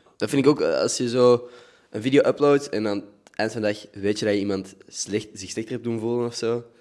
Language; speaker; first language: Dutch; native; Dutch